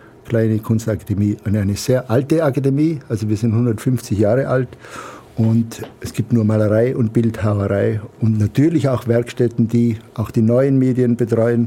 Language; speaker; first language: German; native; German